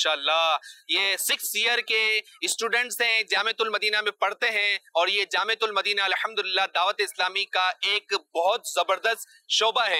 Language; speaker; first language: Urdu; native; Urdu